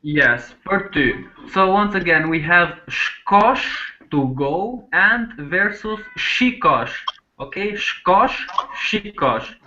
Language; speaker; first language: English; non-native, fluent; Albanian